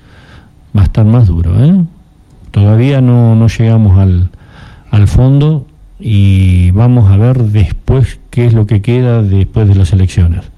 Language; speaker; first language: Spanish; native; Spanish